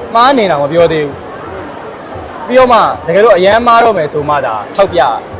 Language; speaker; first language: Burmese; native; Burmese